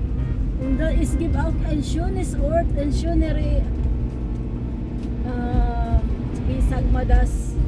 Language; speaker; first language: German; non-native, learner; Filipino